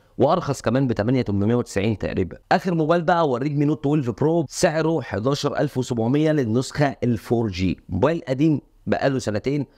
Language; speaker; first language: Arabic; native; Arabic